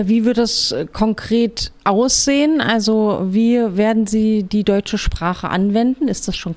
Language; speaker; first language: German; native; German